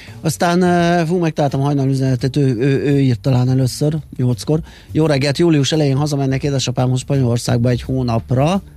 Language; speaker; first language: Hungarian; native; Hungarian